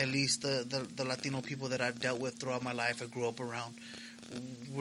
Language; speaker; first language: English; native; English